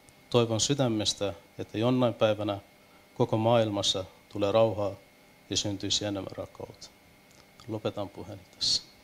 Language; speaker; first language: Finnish; non-native, fluent; Persian